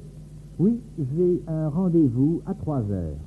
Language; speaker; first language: French; non-native, fluent; English